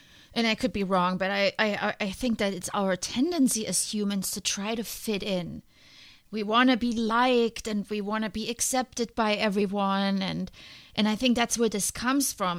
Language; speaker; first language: English; non-native, fluent; German